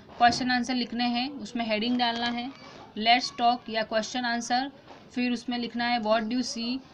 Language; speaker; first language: Hindi; non-native, local second language; Gujarati